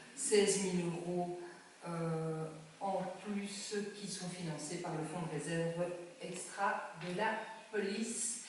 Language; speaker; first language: French; native; French